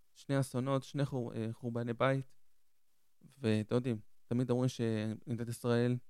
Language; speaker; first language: Hebrew; early bilingual, other home language; Spanish